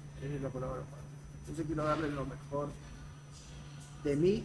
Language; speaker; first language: Spanish; native; Spanish